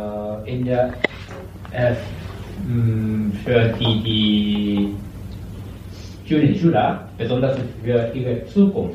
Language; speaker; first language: German; non-native, learner; Japanese